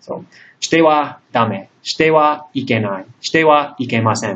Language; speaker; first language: Japanese; non-native, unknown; English